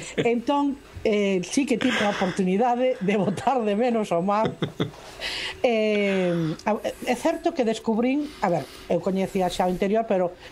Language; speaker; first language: Galician; non-native, local second language; Spanish